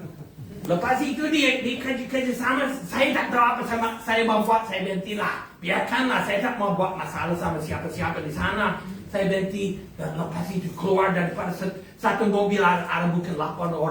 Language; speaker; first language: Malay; non-native, fluent; English